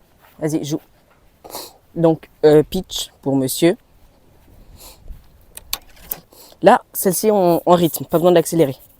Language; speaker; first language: French; native; French